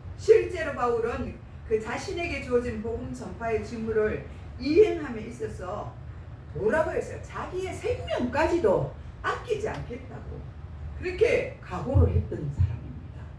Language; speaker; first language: Korean; native; Korean